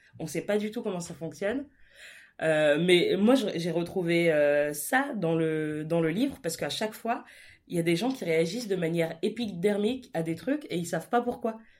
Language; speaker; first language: French; native; French